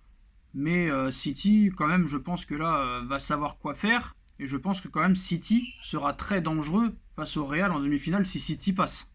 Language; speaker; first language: French; native; French